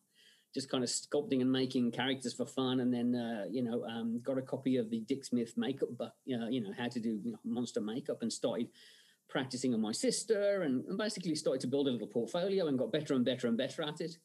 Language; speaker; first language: English; native; English